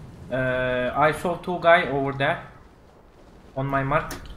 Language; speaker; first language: English; non-native, learner; Turkish